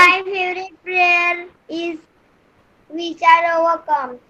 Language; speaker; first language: English; non-native, learner; Hindi